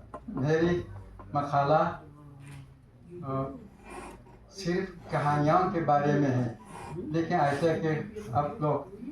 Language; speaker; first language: Hindi; non-native, fluent; Tajik